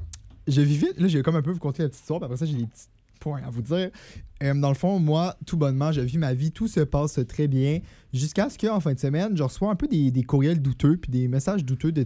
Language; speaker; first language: French; native; French